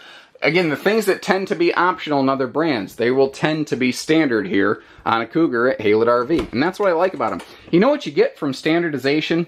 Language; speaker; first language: English; native; English